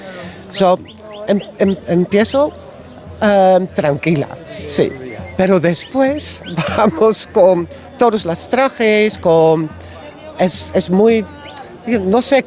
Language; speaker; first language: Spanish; non-native, learner; Dutch